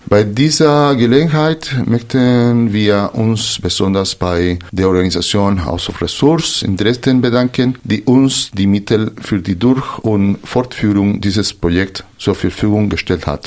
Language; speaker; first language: German; non-native, fluent; Spanish